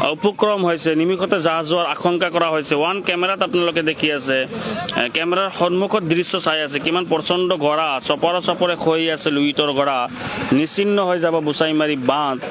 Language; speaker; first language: Assamese; non-native, local second language; Bangla